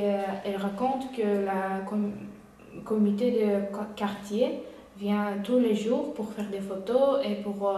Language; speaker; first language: French; non-native, learner; Uyghur